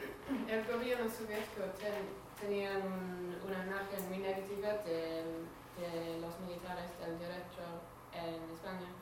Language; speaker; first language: Spanish; non-native, fluent; English